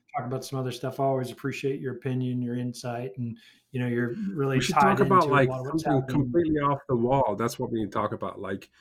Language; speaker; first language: English; early bilingual, other home language; Norwegian